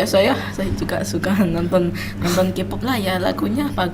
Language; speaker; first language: Indonesian; non-native, local second language; English